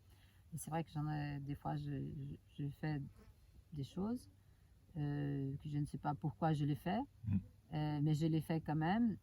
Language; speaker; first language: French; native; French